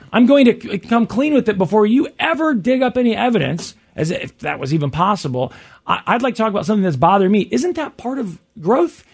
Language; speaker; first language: English; native; English